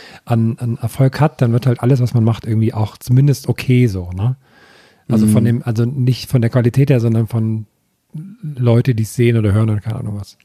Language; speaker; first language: German; native; German